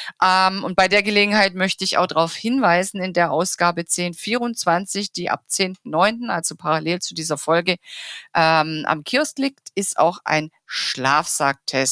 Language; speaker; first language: German; native; German